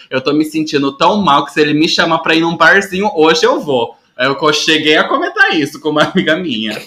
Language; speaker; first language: Portuguese; early bilingual, heritage; Portuguese